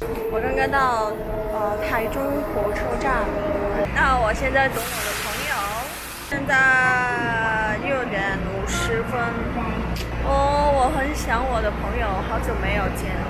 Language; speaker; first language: Chinese; non-native, fluent; Mongolian